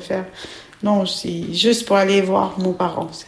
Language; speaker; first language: French; non-native, learner; Albanian